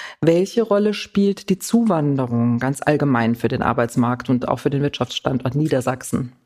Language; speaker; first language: German; native; German